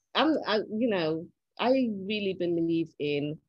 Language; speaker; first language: English; native; English